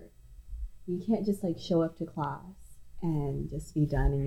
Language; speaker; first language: English; non-native, local second language; Cantonese